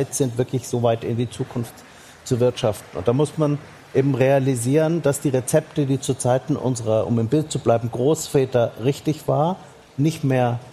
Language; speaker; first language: German; native; German